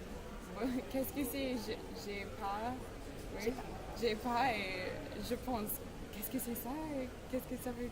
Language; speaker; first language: French; non-native, learner; English